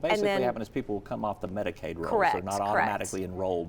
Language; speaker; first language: English; native; English